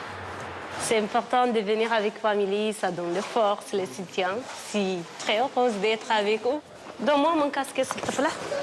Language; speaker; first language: French; non-native, learner; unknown